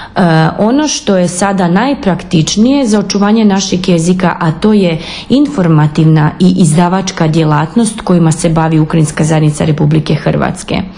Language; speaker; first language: Croatian; non-native, local second language; Ukrainian